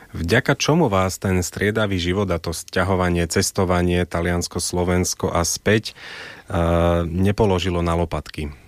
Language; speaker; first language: Slovak; native; Slovak